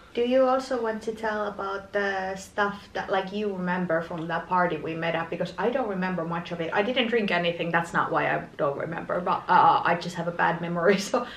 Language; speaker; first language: English; non-native, fluent; Finnish